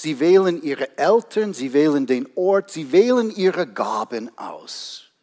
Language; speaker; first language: German; non-native, fluent; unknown